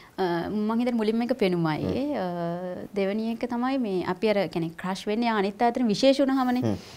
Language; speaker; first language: Sinhala; native; Sinhala